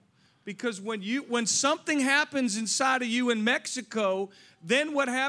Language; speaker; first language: English; native; English